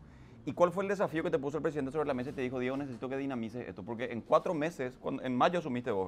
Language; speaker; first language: Spanish; native; Spanish